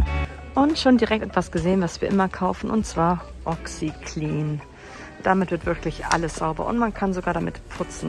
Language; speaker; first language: German; native; German